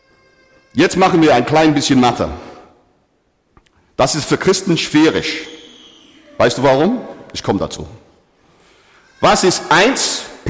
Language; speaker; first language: German; non-native, fluent; English